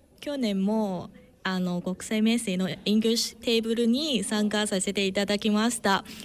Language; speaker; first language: Japanese; non-native, fluent; Cantonese